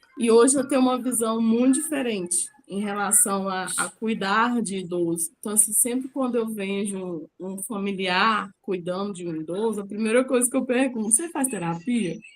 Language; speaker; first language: Portuguese; native; Portuguese